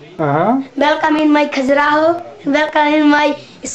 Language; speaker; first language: English; non-native, learner; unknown